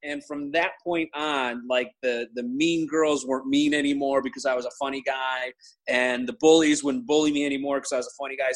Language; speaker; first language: English; native; English